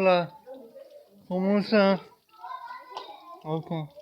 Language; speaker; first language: Spanish; non-native, learner; English